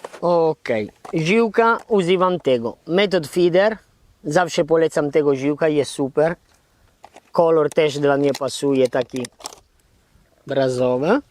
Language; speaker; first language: Polish; non-native, learner; Italian